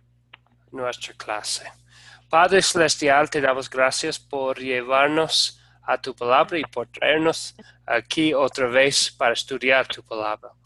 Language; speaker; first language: Spanish; non-native, fluent; English